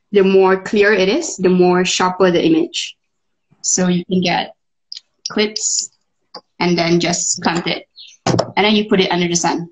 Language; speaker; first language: English; non-native, local second language; Malay